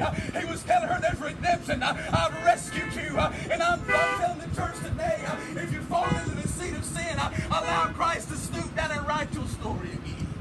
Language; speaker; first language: English; native; English